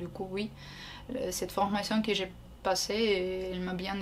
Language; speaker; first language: French; non-native, learner; Ukrainian